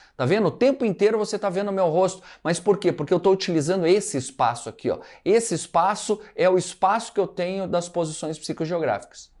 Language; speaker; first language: Portuguese; native; Portuguese